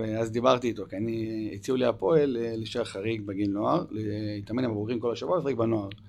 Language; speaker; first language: Hebrew; early bilingual, other home language; English